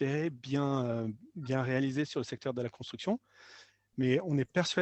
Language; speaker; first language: French; native; French